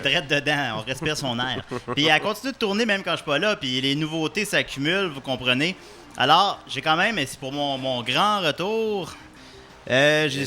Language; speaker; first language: French; native; French